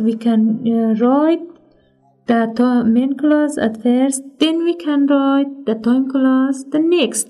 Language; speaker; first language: English; non-native, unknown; Persian